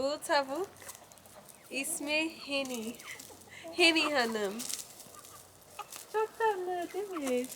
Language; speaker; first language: Turkish; non-native, learner; English